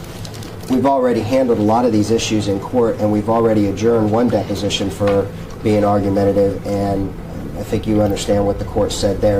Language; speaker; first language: English; native; English